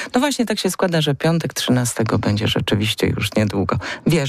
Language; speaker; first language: Polish; native; Polish